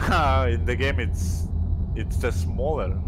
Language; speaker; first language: English; non-native, learner; Lithuanian